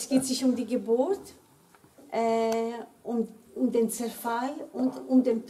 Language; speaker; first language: German; early bilingual, other home language; Greek